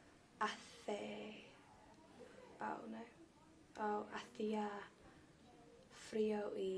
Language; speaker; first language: Spanish; non-native, learner; English